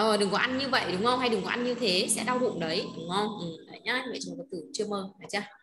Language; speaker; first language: Vietnamese; native; Vietnamese